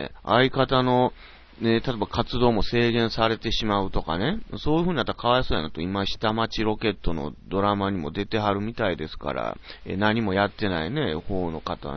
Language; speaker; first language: Japanese; native; Japanese